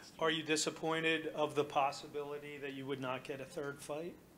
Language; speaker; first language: English; native; English